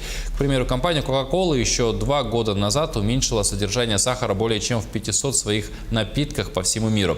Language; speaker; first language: Russian; native; Russian